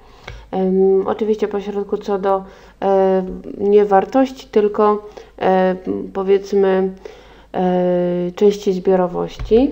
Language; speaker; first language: Polish; native; Polish